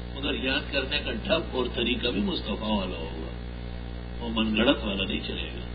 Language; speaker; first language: Urdu; non-native, local second language; Pashto